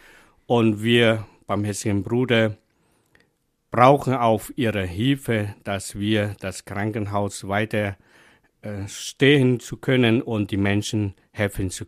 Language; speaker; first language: German; non-native, fluent; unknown